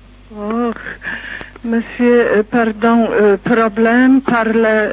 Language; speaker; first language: French; non-native, learner; Polish